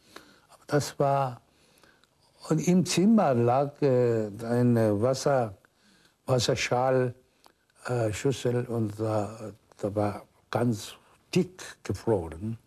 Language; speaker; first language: German; non-native, fluent; Korean